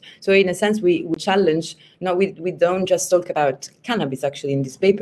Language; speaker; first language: English; non-native, fluent; Italian